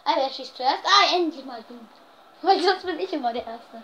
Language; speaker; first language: German; native; German